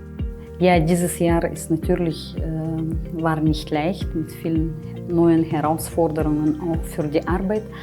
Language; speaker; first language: German; non-native, fluent; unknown